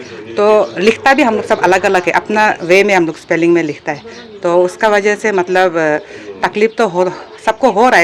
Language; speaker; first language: Hindi; non-native, local second language; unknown